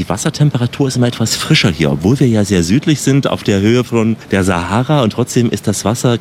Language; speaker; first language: German; native; German